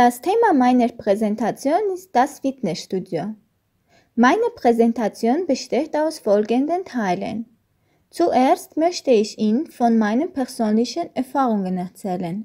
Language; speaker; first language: German; non-native, learner; Armenian